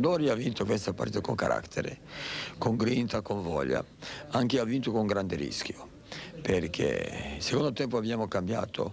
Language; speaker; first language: Italian; non-native, fluent; Serbian